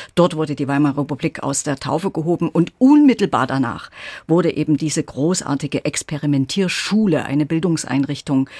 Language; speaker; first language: German; native; German